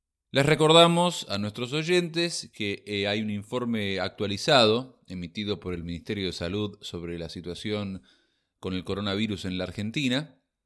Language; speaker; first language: Spanish; native; Spanish